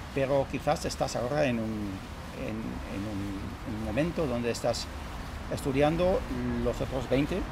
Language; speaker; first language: Spanish; non-native, fluent; Dutch